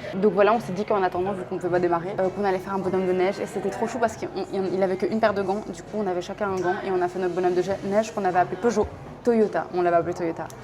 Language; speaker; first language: French; native; French